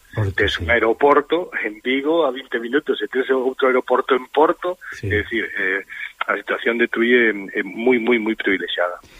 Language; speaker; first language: Galician; native; Galician